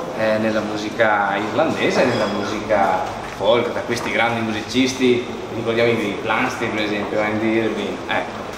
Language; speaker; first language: Italian; native; Italian